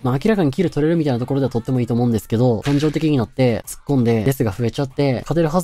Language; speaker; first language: Japanese; native; Japanese